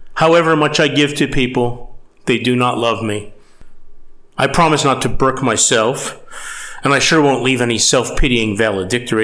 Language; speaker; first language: English; native; English